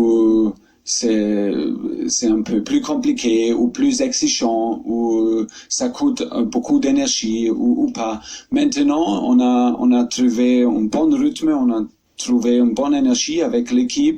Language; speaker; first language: French; non-native, fluent; German